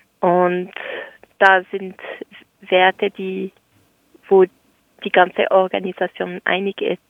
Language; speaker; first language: German; non-native, local second language; French